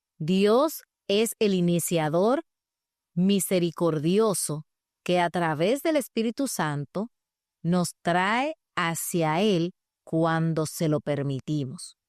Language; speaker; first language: Spanish; native; Spanish